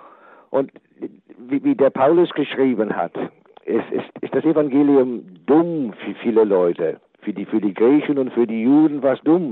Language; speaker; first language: German; non-native, fluent; English